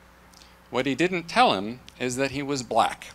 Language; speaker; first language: English; native; English